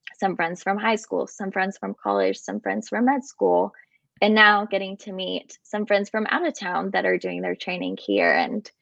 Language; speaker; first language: English; native; English